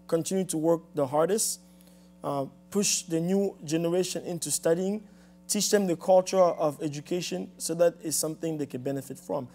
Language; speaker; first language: English; non-native, fluent; Lingala